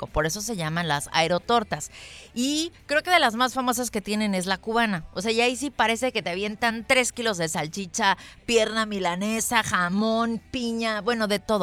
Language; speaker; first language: Spanish; native; Spanish